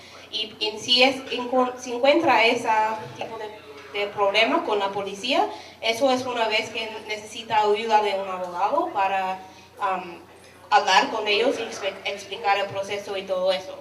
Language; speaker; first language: Spanish; non-native, fluent; English